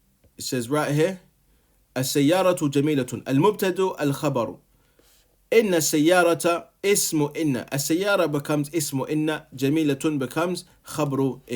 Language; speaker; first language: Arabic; non-native, fluent; English